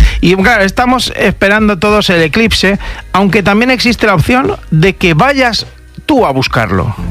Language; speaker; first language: Spanish; native; Spanish